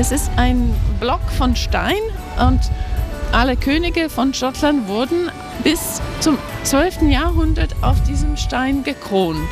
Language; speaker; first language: German; non-native, fluent; English